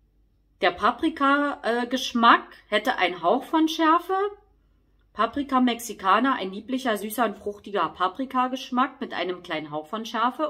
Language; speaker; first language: German; native; German